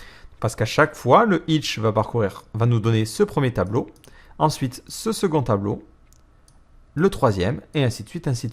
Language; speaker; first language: French; native; French